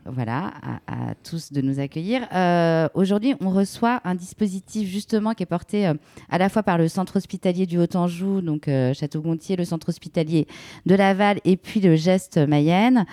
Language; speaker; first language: French; native; French